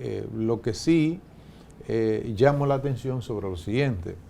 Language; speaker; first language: Spanish; native; Spanish